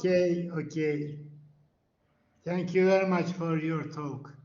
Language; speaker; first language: English; non-native, learner; Turkish